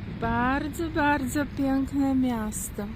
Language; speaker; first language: Polish; non-native, learner; Ukrainian